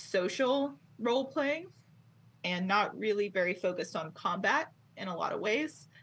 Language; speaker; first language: English; native; English